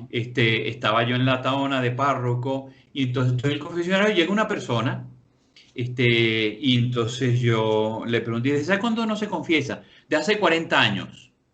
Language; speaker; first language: Spanish; native; Spanish